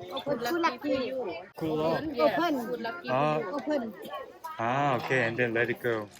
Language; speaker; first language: English; non-native, learner; Korean